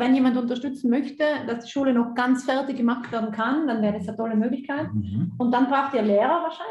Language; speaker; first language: German; native; German